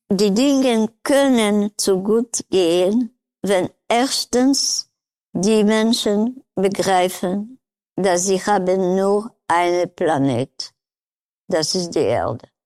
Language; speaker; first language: German; non-native, learner; Polish